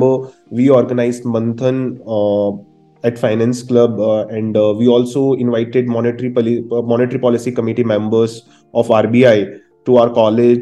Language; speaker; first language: English; non-native, local second language; Hindi